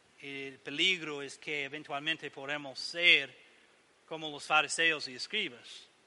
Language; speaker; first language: Spanish; non-native, learner; English